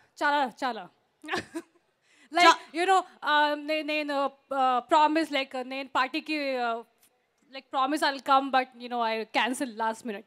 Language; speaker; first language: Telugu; non-native, learner; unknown